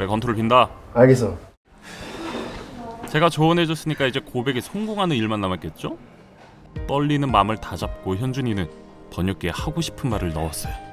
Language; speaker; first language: Korean; native; Korean